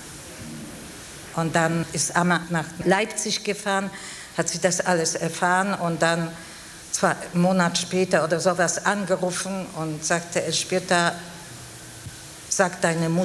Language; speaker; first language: German; non-native, fluent; Polish